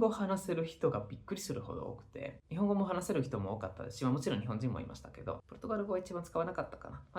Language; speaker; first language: Japanese; non-native, fluent; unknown